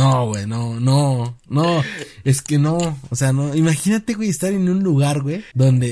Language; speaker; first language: Spanish; native; Spanish